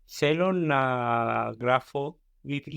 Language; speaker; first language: Greek; non-native, learner; English